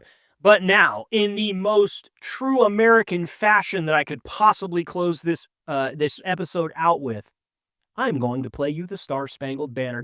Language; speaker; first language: English; native; English